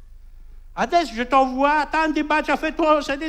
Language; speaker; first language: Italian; early bilingual, heritage; French